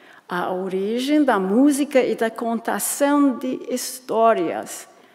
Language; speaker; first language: Portuguese; non-native, fluent; English